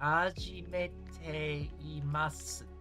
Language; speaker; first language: Japanese; non-native, learner; English